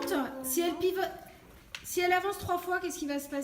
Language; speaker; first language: French; native; French